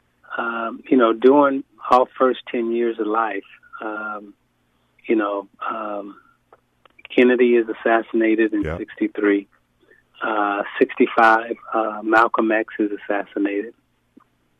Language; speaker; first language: English; native; English